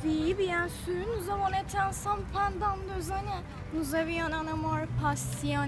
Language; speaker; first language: French; non-native, learner; Turkish